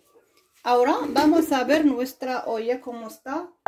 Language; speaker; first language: Spanish; non-native, fluent; Arabic